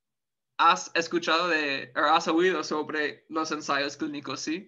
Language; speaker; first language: Spanish; non-native, fluent; English